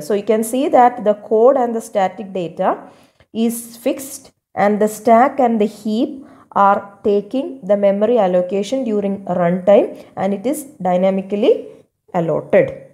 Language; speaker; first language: English; non-native, local second language; Malayalam